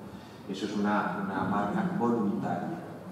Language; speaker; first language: Spanish; native; Spanish